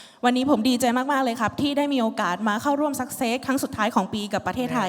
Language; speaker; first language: Thai; native; Thai